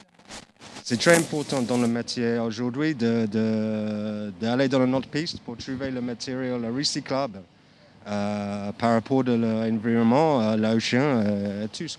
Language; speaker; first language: French; non-native, learner; English